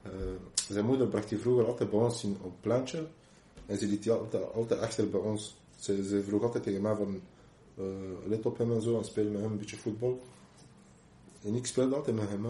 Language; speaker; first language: Dutch; non-native, local second language; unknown